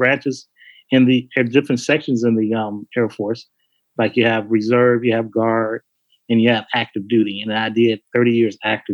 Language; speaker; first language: English; native; English